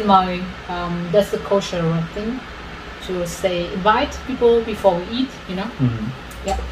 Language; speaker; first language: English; non-native, fluent; Vietnamese